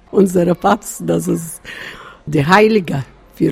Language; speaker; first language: German; non-native, learner; Arabic